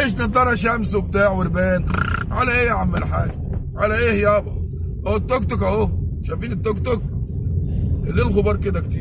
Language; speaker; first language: Arabic; native; Arabic